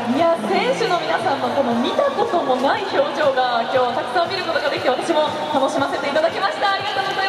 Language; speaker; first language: Japanese; native; Japanese